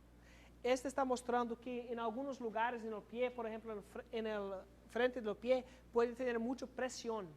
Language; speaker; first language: Spanish; non-native, learner; English